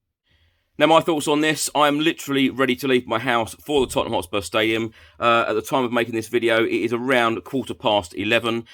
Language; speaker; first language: English; native; English